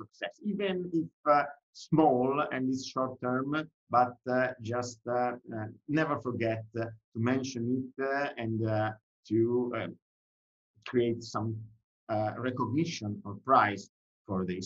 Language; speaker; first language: English; non-native, fluent; Italian